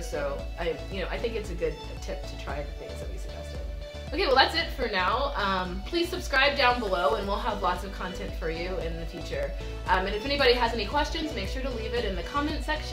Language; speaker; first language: English; native; English